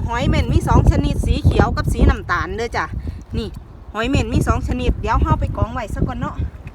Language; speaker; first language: Thai; native; Thai